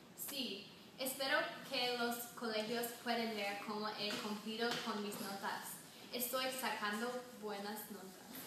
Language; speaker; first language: Spanish; non-native, learner; English